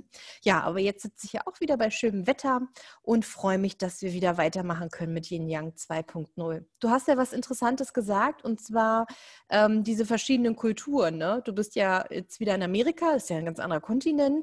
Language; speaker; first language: German; native; German